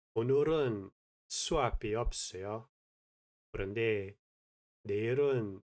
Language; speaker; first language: Korean; non-native, learner; English